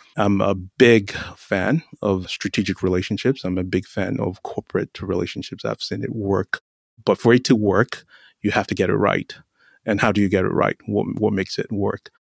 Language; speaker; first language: English; non-native, local second language; Yoruba